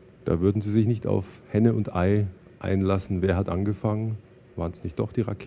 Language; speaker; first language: German; native; German